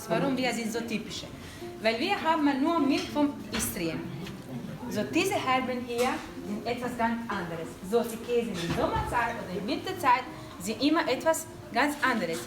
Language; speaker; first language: German; non-native, learner; Croatian